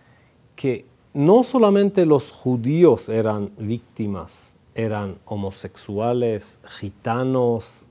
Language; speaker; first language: Spanish; non-native, fluent; Hebrew